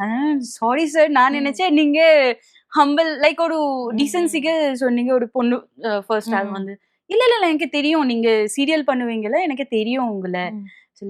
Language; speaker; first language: Tamil; non-native, local second language; Bangla